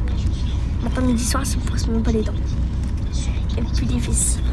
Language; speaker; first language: French; native; French